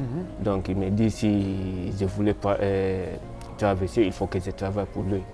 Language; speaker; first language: French; non-native, learner; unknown